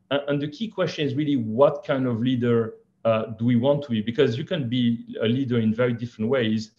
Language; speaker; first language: English; non-native, fluent; French